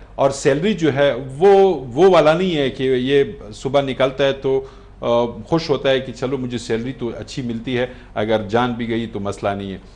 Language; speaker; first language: Urdu; non-native, local second language; Pashto